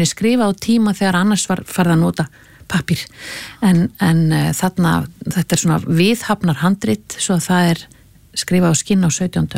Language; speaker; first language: Icelandic; native; Icelandic